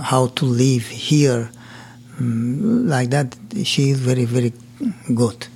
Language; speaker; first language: English; non-native, learner; Persian